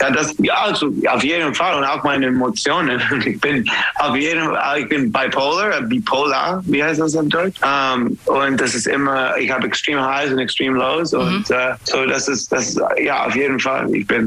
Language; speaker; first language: German; non-native, fluent; English